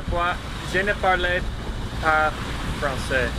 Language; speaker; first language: French; non-native, learner; English